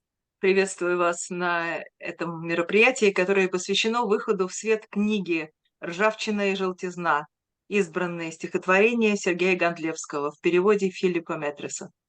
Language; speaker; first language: Russian; native; Russian